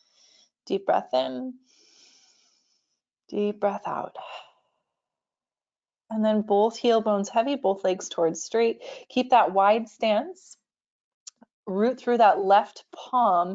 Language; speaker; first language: English; native; English